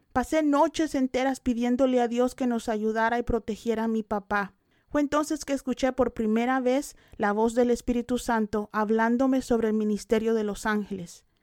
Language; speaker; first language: Spanish; native; Spanish